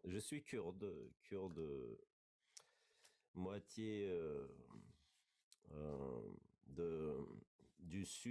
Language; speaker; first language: French; non-native, fluent; Kurdish